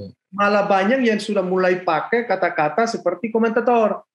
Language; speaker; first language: Indonesian; non-native, fluent; Spanish